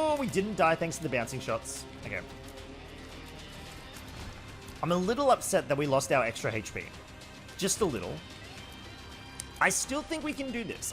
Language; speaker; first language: English; native; English